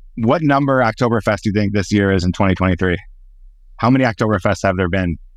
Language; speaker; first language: English; native; English